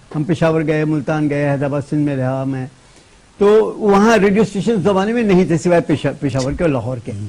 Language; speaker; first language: Urdu; native; Urdu